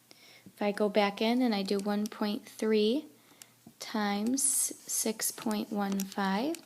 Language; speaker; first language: English; native; English